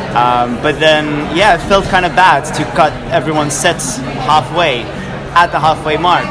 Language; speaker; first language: English; non-native, fluent; Dutch